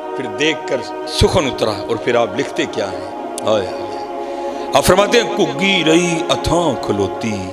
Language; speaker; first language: Urdu; non-native, local second language; Punjabi